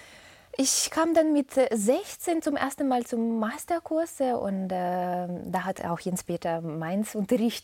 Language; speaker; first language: German; non-native, fluent; Russian